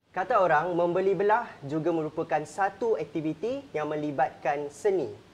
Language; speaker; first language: Malay; native; Malay